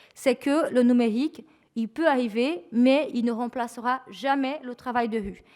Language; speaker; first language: French; non-native, fluent; Portuguese